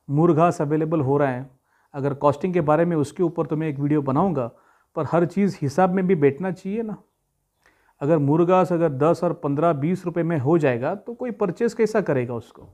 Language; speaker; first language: Hindi; native; Hindi